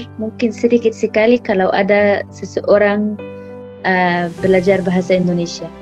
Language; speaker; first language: Indonesian; non-native, fluent; Arabic